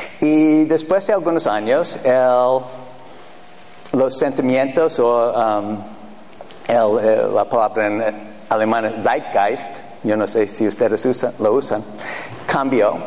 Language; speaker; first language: Spanish; non-native, fluent; English